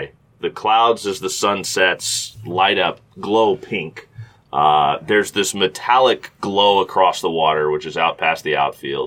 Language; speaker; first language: English; native; English